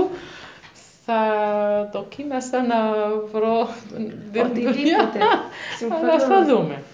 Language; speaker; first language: Greek; non-native, learner; German